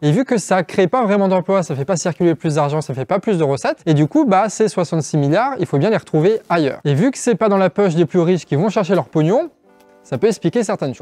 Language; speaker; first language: French; native; French